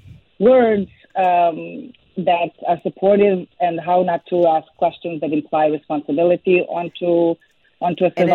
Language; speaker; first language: English; non-native, fluent; Serbian